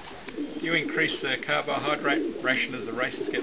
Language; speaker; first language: English; native; English